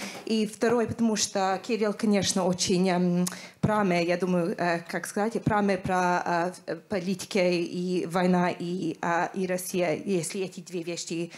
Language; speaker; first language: Russian; non-native, learner; English